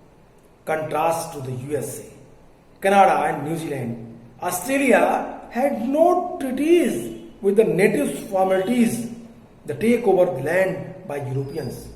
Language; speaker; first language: English; non-native, local second language; Hindi